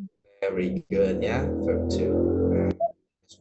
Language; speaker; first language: English; non-native, fluent; Indonesian